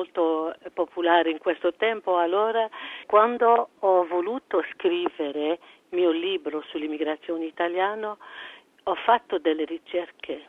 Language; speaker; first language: Italian; early bilingual, heritage; French